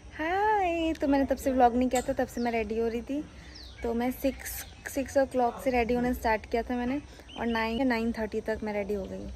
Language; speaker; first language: Hindi; native; Hindi